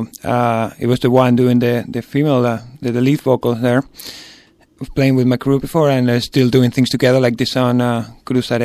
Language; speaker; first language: English; non-native, fluent; Spanish